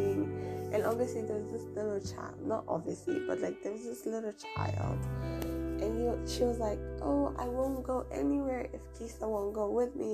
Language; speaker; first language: English; non-native, local second language; Swahili